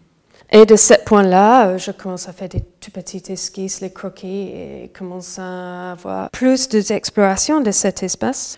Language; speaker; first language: French; non-native, fluent; English